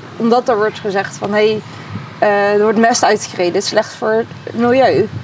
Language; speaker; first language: Dutch; native; Dutch